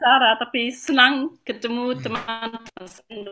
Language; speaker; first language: Indonesian; non-native, learner; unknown